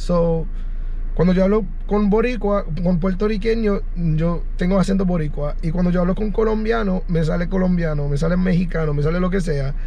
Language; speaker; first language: Spanish; early bilingual, heritage; English